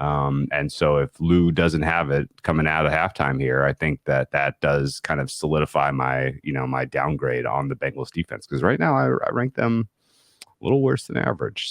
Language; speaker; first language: English; native; English